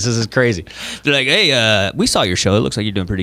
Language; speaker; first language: English; native; English